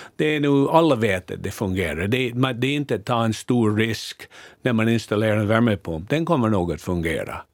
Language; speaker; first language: Swedish; non-native, fluent; English